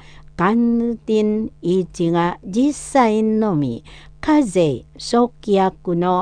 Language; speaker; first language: Japanese; non-native, learner; Indonesian